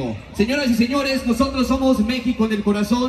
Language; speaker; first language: Spanish; early bilingual, heritage; Spanish